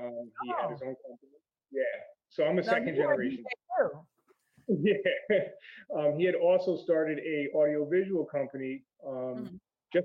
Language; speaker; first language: English; native; English